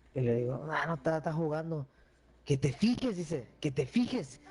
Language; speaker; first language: Spanish; early bilingual, heritage; Spanish